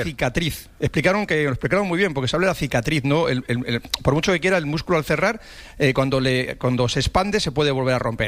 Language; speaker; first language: Spanish; native; Spanish